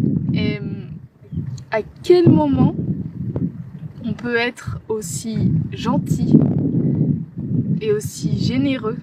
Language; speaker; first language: French; native; French